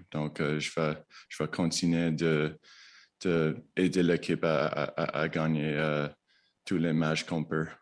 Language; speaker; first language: French; non-native, learner; English